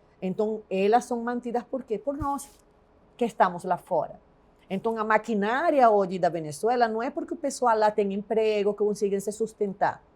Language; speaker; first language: Portuguese; non-native, fluent; Spanish